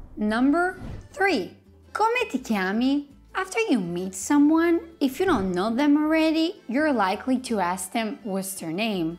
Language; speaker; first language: English; non-native, fluent; Italian